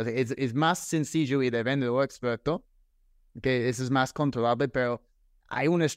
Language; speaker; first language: Spanish; non-native, fluent; English